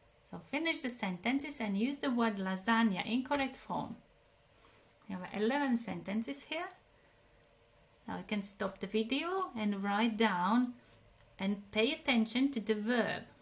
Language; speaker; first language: English; non-native, fluent; Latvian